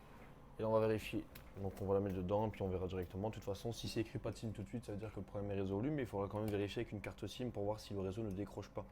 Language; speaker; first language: French; native; French